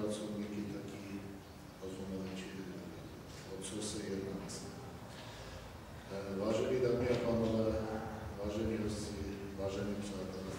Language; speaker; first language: Czech; non-native, fluent; Armenian